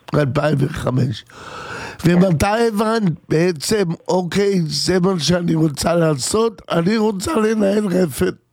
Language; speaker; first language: Hebrew; native; Hebrew